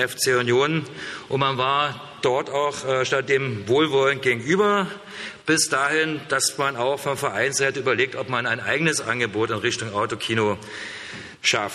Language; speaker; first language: German; native; German